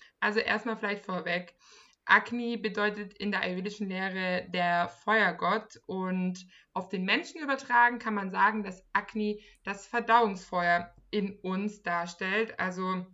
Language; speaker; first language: German; native; German